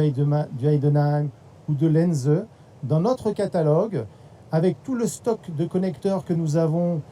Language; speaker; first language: French; native; French